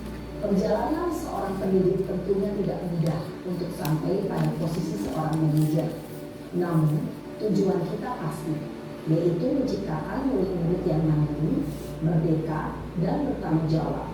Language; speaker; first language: Indonesian; native; Indonesian